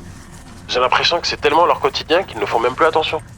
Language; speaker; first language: French; native; French